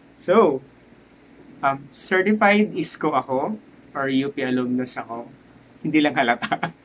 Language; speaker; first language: Filipino; non-native, local second language; Cebuano